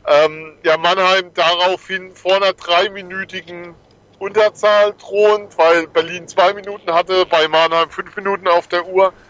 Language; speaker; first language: German; native; German